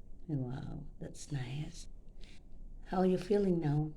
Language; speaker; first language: English; non-native, local second language; Filipino